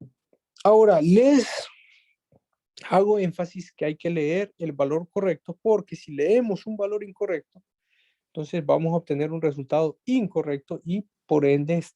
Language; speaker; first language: Spanish; native; Spanish